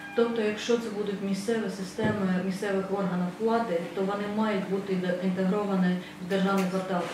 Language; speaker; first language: Ukrainian; non-native, fluent; Estonian